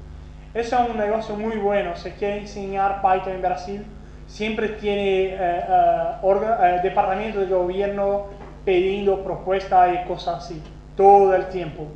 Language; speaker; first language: Spanish; non-native, fluent; Portuguese